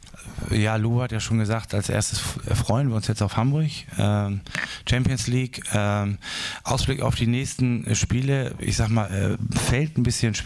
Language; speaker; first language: German; native; German